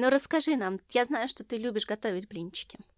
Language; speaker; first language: Russian; native; Russian